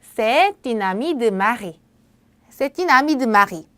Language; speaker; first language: French; non-native, fluent; Korean